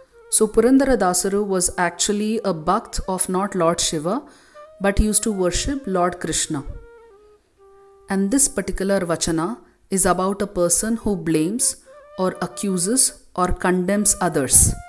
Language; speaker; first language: English; non-native, local second language; Kannada